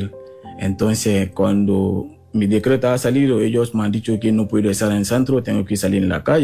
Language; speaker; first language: Spanish; non-native, learner; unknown